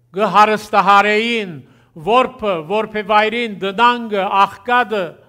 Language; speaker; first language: Armenian; early bilingual, heritage; Armenian